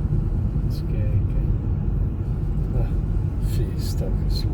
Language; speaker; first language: Dutch; native; Dutch